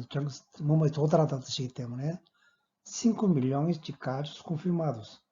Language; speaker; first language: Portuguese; non-native, fluent; Korean